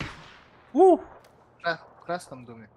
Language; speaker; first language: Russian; non-native, local second language; Yakut